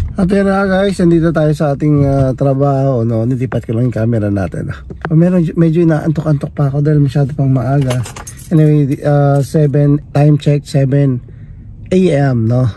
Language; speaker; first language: Filipino; native; Filipino